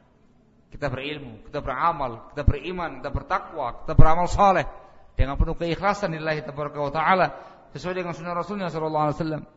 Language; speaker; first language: Indonesian; native; Indonesian